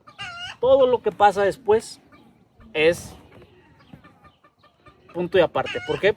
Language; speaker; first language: Spanish; native; Spanish